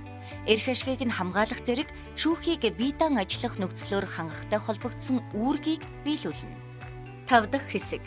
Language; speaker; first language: Mongolian; native; Mongolian